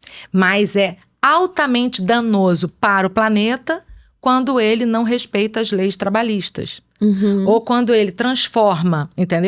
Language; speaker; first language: Portuguese; native; Portuguese